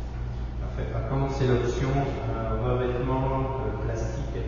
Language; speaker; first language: French; native; French